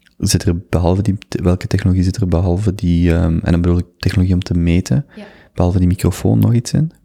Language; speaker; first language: Dutch; native; Dutch